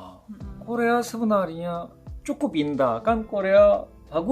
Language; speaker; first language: Indonesian; non-native, fluent; Korean